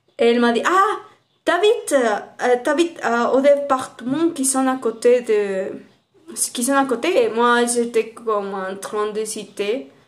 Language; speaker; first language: French; non-native, learner; Spanish